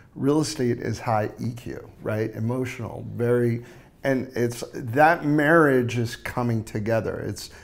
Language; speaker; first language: English; native; English